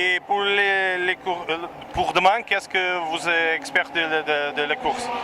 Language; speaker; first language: French; non-native, learner; Portuguese